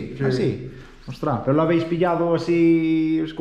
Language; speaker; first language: Spanish; native; Spanish